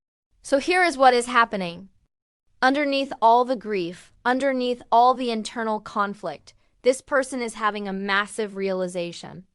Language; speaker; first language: English; native; English